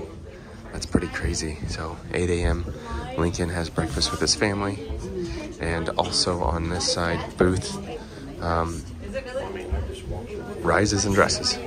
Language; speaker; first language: English; native; English